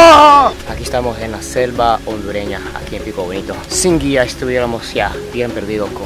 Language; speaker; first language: Spanish; non-native, fluent; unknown